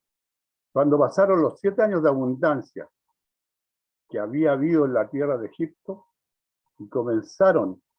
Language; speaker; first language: Spanish; native; Spanish